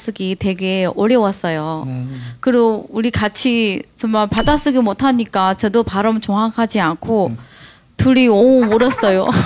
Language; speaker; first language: Korean; non-native, learner; Chinese